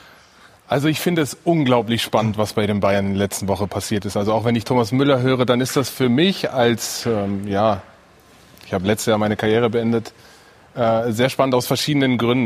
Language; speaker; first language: German; native; German